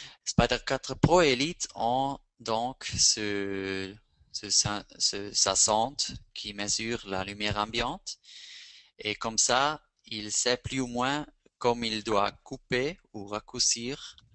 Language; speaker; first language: French; non-native, fluent; Spanish